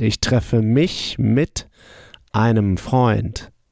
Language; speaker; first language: German; native; German